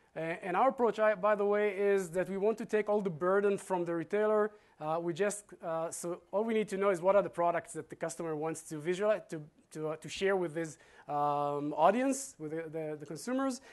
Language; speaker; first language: English; non-native, fluent; Hebrew